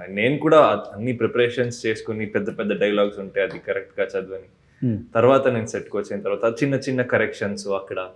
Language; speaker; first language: Telugu; non-native, local second language; Kannada